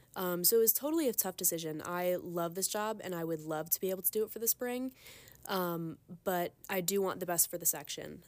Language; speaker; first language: English; native; English